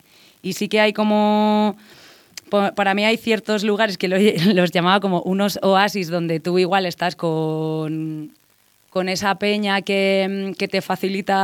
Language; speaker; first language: Spanish; native; Spanish